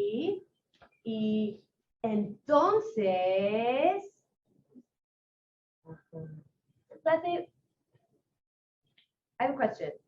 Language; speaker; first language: Spanish; non-native, fluent; English